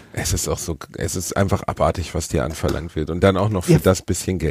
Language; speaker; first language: German; native; German